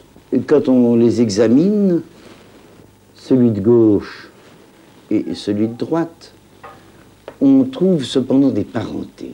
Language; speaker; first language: French; native; French